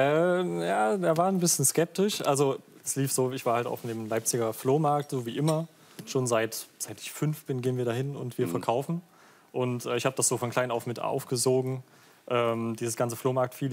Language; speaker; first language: German; native; German